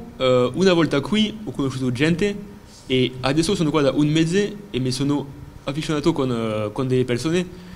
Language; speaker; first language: Italian; non-native, fluent; French